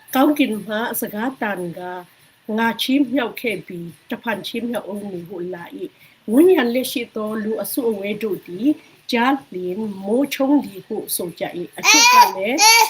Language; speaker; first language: Burmese; non-native, local second language; Hakha Chin